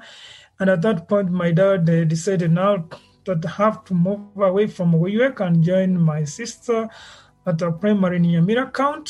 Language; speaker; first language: English; non-native, local second language; Gusii